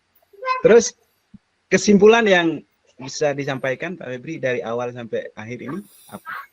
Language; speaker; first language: Indonesian; non-native, local second language; Javanese